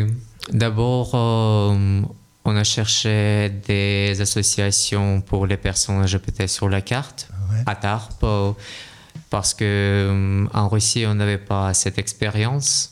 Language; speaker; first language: French; non-native, fluent; Russian